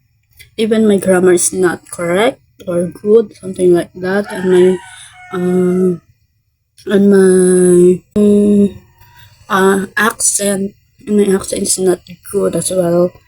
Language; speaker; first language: English; non-native, learner; Filipino